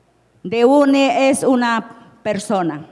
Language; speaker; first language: Spanish; non-native, local second language; Shipibo-Conibo